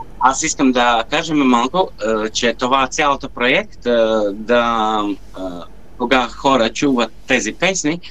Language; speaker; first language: Bulgarian; non-native, learner; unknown